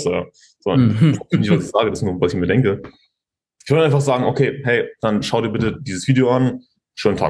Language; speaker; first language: German; native; German